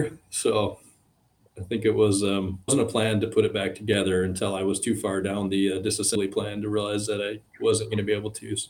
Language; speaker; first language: English; native; English